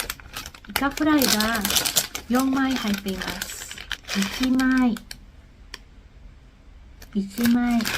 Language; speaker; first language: Japanese; non-native, fluent; Indonesian